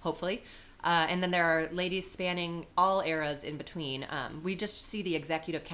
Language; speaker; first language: English; native; English